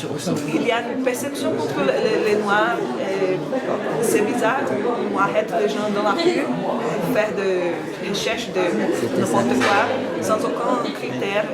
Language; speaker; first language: French; non-native, learner; Portuguese